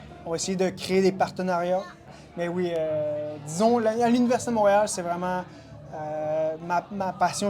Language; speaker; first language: French; native; French